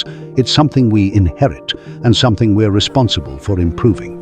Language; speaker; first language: English; native; English